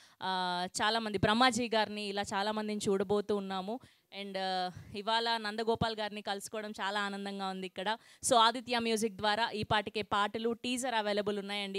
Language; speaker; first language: Telugu; native; Telugu